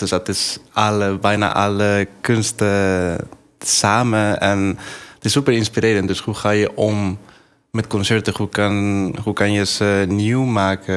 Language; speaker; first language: Dutch; non-native, fluent; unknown